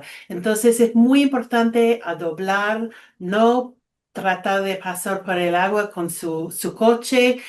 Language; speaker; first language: Spanish; non-native, fluent; English